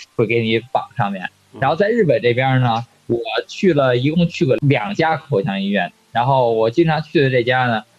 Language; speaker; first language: Chinese; native; Chinese